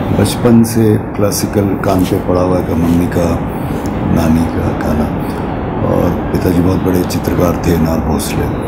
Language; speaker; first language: Hindi; non-native, local second language; Marathi